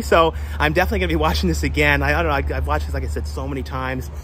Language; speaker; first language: English; native; English